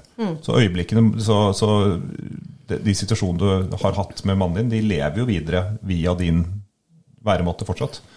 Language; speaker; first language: Norwegian; native; Norwegian